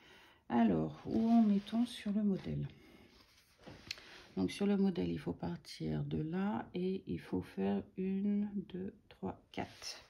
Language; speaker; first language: French; native; French